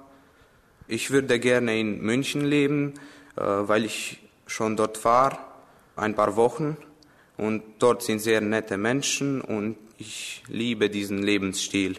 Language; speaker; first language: German; non-native, fluent; Romanian